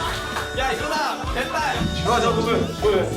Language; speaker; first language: Korean; native; Korean